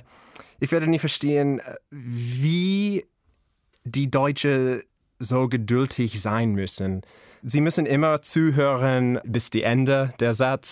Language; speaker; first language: German; non-native, learner; English